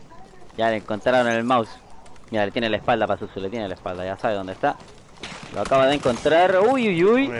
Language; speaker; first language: Spanish; native; Spanish